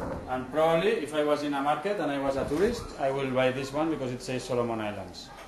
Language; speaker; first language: English; non-native, fluent; Spanish